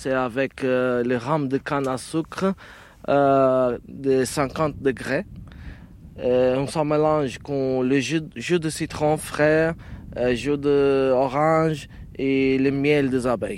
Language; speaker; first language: French; non-native, learner; Portuguese